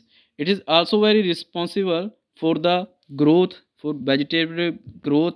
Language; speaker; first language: English; non-native, local second language; Punjabi